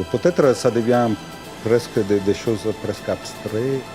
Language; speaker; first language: French; non-native, fluent; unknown